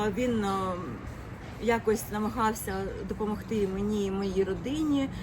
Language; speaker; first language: Ukrainian; native; Ukrainian